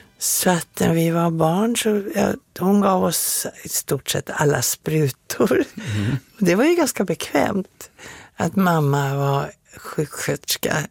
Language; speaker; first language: Swedish; native; Swedish